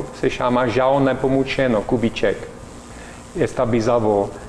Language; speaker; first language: Portuguese; non-native, learner; Czech